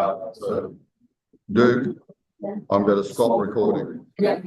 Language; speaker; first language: English; native; English